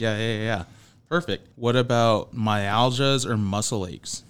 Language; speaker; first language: English; native; English